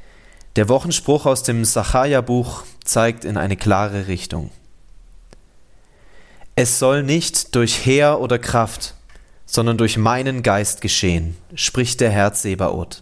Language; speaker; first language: German; native; German